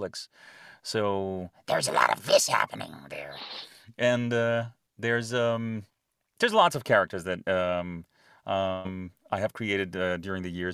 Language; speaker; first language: English; non-native, fluent; Greek